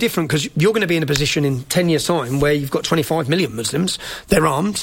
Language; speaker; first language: English; native; English